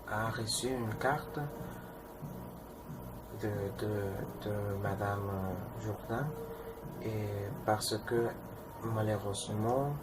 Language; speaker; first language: French; non-native, learner; Spanish